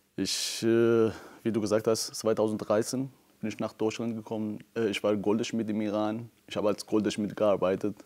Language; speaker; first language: German; non-native, fluent; Persian